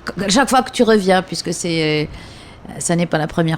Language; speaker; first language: French; native; French